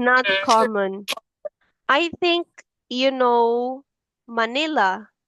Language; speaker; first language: English; non-native, fluent; Filipino